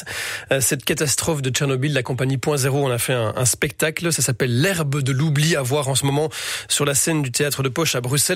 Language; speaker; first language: French; native; French